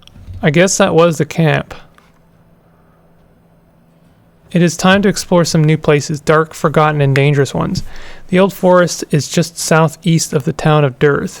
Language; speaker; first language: English; native; English